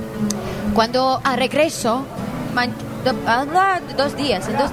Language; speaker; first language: Spanish; non-native, learner; Ukrainian